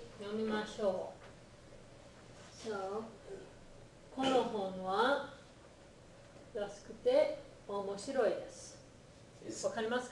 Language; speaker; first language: Japanese; non-native, fluent; English